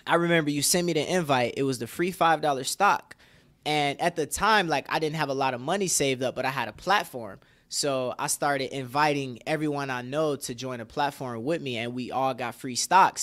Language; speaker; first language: English; native; English